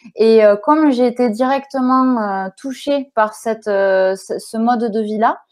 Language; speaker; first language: French; native; French